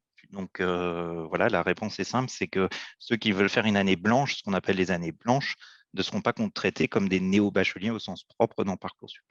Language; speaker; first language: French; native; French